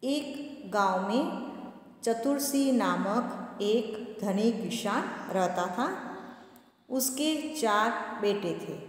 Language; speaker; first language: Hindi; non-native, local second language; Gujarati